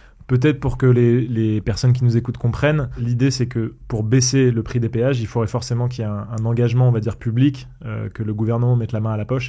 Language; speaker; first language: French; native; French